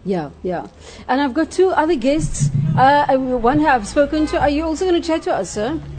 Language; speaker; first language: English; non-native, local second language; Afrikaans